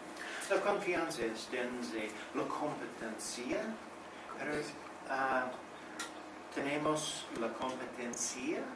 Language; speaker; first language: Spanish; non-native, learner; English